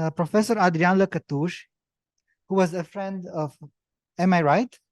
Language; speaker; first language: English; non-native, fluent; Romanian